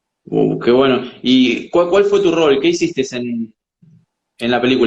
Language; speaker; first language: Spanish; native; Spanish